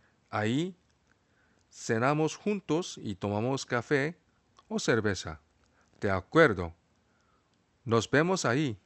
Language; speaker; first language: Spanish; non-native, fluent; Korean